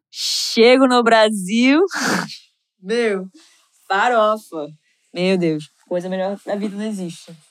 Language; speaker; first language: Portuguese; non-native, fluent; English